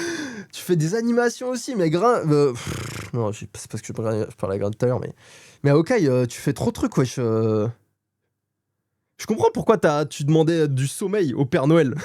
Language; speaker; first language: French; native; French